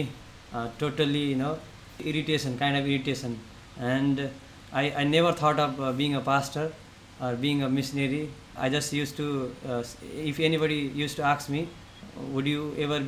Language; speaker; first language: English; non-native, local second language; Nepali